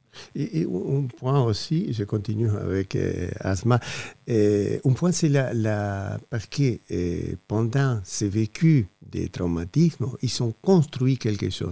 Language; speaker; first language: French; non-native, fluent; Spanish